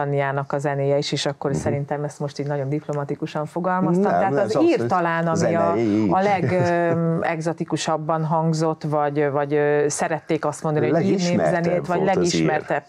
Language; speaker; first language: Hungarian; native; Hungarian